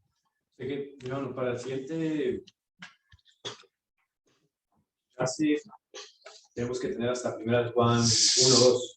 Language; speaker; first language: Spanish; native; Spanish